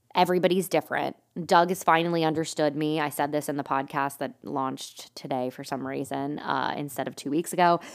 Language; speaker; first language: English; native; English